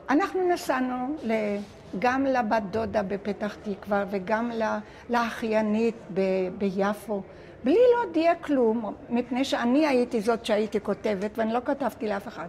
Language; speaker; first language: Hebrew; non-native, local second language; Ladino